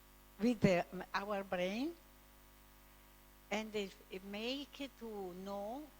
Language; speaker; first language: English; non-native, learner; Italian